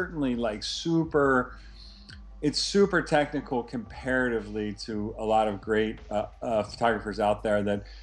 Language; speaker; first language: English; native; English